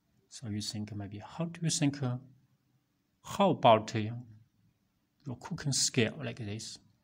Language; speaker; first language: English; non-native, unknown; Chinese